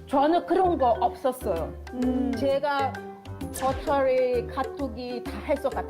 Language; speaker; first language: Korean; non-native, learner; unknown